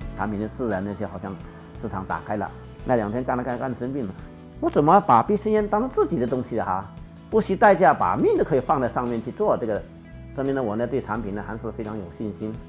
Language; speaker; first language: Chinese; non-native, local second language; Hakka Chinese